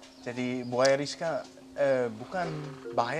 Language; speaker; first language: Indonesian; non-native, learner; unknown